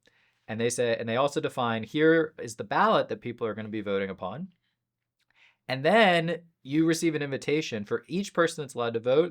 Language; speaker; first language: English; native; English